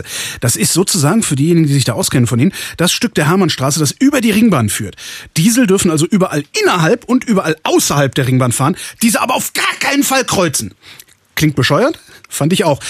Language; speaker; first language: German; native; German